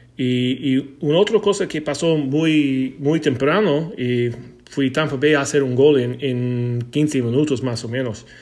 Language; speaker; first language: Spanish; non-native, learner; English